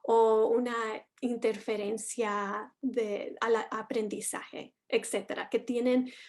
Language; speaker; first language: Spanish; non-native, fluent; English